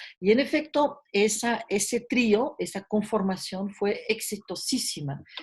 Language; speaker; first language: Spanish; early bilingual, heritage; French